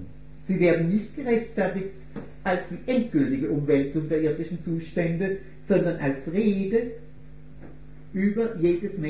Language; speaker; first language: German; native; German